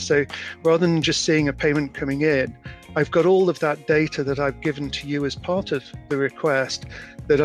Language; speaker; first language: English; native; English